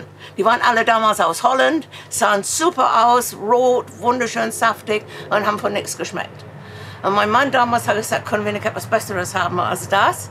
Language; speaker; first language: German; non-native, fluent; English